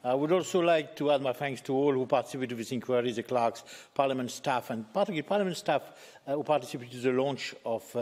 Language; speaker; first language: English; native; English